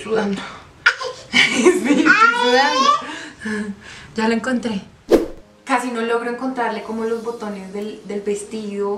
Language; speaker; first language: Spanish; native; Spanish